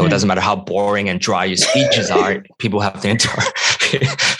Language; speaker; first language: English; non-native, local second language; Cantonese